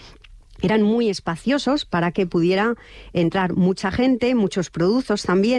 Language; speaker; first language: Spanish; native; Spanish